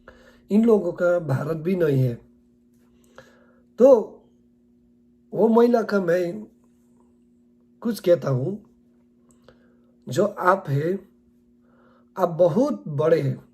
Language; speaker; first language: Hindi; non-native, learner; Nepali